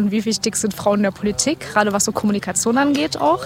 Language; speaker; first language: German; native; German